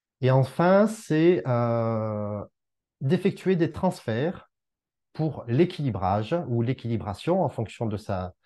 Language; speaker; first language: French; native; French